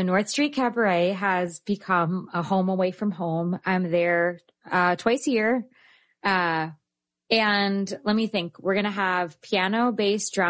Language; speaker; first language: English; native; English